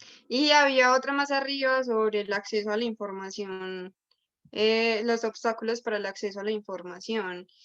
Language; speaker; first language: Spanish; native; Spanish